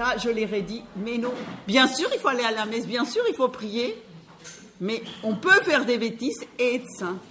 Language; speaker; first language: French; non-native, fluent; Spanish